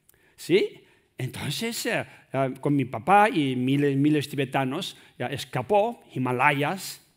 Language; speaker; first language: Spanish; non-native, learner; Tibetan